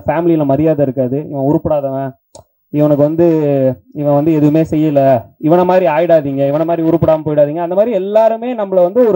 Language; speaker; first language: Tamil; native; Tamil